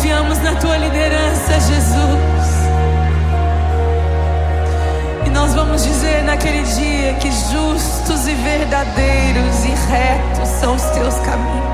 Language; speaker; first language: Portuguese; native; Portuguese